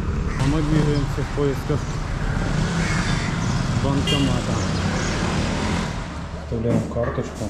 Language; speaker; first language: Russian; native; Russian